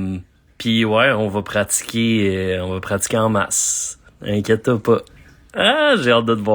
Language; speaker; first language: French; native; French